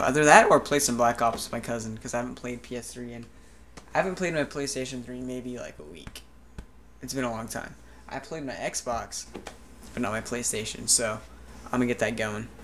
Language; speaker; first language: English; native; English